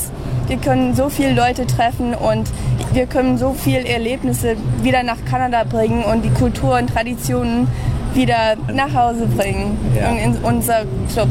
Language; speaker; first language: German; early bilingual, heritage; German